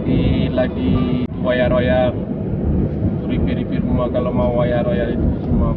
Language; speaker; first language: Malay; non-native, learner; Bangla